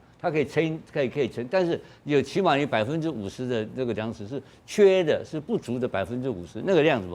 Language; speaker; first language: Chinese; native; Chinese